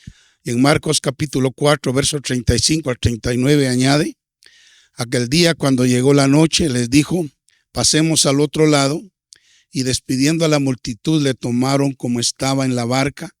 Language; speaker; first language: Spanish; native; Spanish